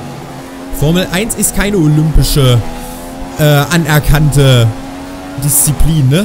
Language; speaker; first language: German; native; German